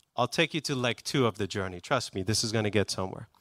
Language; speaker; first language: English; non-native, fluent; Persian